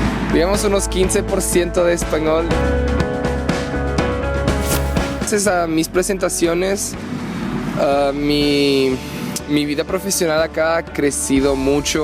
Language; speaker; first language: Spanish; non-native, learner; Portuguese